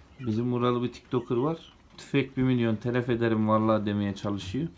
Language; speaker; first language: Turkish; native; Turkish